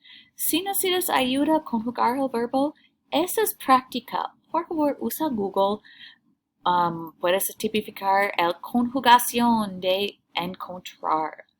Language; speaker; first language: Spanish; non-native, learner; English